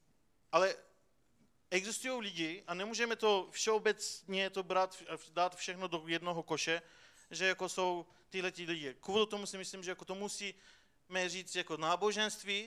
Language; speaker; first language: Czech; non-native, fluent; Turkish